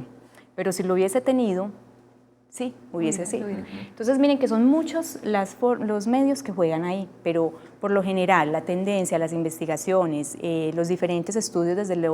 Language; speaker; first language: Spanish; native; Spanish